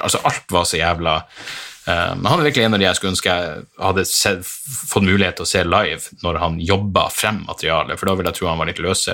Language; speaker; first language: Norwegian; native; Norwegian